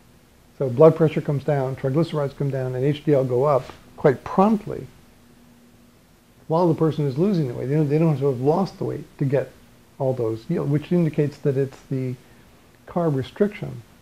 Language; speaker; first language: English; native; English